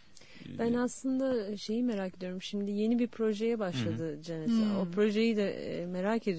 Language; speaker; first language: Turkish; native; Turkish